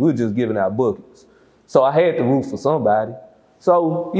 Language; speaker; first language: English; native; English